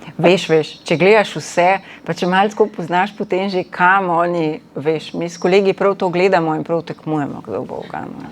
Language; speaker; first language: Slovenian; native; Slovenian